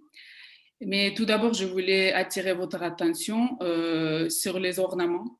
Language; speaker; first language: French; non-native, fluent; Kazakh